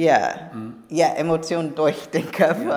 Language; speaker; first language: German; non-native, learner; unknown